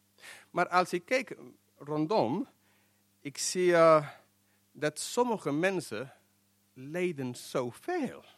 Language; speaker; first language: Dutch; non-native, fluent; English